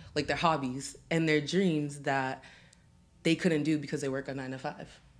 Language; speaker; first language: English; native; English